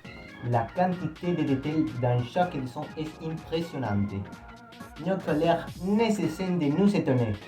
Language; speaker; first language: French; non-native, learner; Spanish